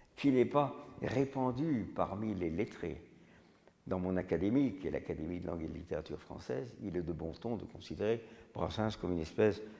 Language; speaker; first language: French; native; French